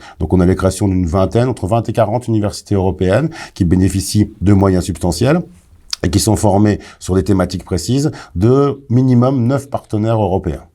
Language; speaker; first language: French; native; French